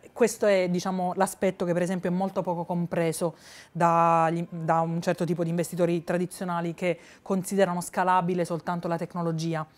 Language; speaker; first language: Italian; native; Italian